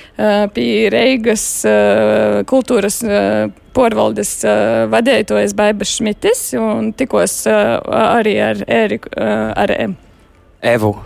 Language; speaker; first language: Latvian; native; Latvian